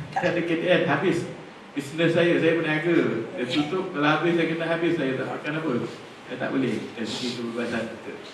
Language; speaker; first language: Malay; native; Malay